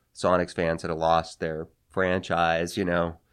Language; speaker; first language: English; native; English